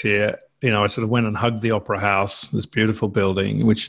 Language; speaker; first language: English; native; English